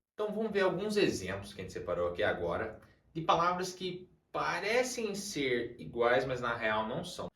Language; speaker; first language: Portuguese; early bilingual, heritage; Portuguese